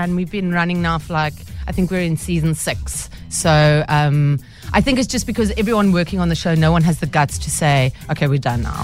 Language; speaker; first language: English; native; English